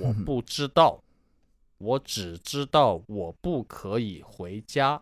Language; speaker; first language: Chinese; non-native, learner; English